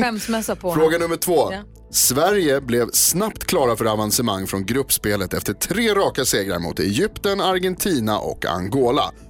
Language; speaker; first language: Swedish; native; Swedish